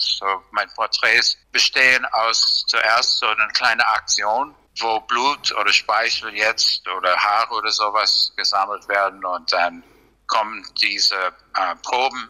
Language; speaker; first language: German; non-native, fluent; English